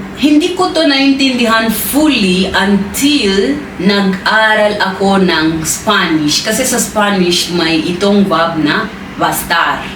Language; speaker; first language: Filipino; non-native, fluent; Swahili